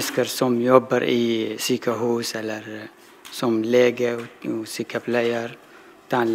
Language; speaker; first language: Norwegian; non-native, fluent; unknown